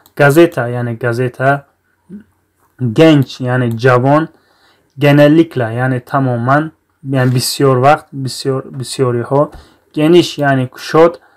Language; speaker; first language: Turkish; non-native, fluent; Tajik